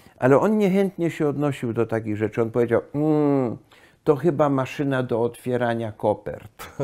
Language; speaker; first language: Polish; early bilingual, heritage; Polish